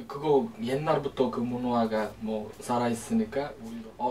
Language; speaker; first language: Korean; non-native, fluent; Uzbek